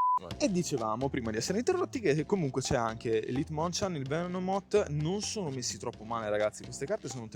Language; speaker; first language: Italian; native; Italian